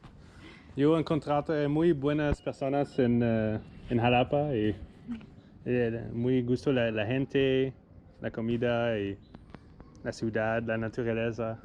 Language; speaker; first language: Spanish; non-native, learner; English